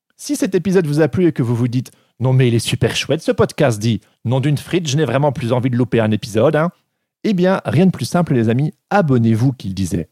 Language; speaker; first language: French; native; French